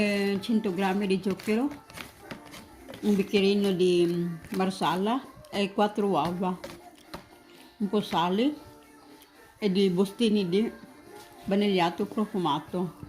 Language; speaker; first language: Italian; non-native, learner; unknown